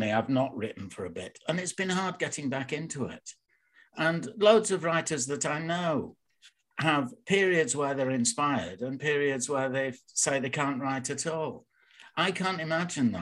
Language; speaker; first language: English; native; English